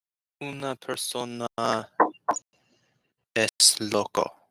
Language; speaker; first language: Spanish; non-native, learner; English